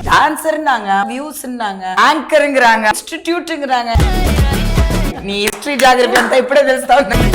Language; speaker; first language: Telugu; non-native, local second language; Tamil